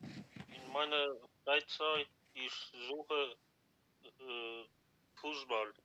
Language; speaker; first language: German; non-native, learner; Macedonian